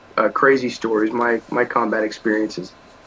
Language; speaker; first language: English; native; English